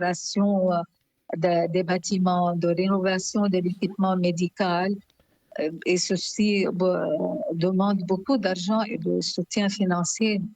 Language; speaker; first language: French; non-native, local second language; Arabic